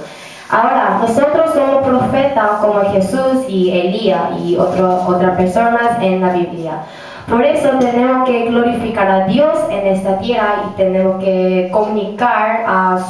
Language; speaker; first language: Spanish; non-native, learner; Korean